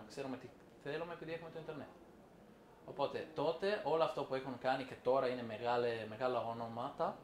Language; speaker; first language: Greek; non-native, fluent; Italian